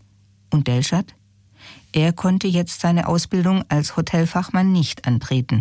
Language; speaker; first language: German; native; German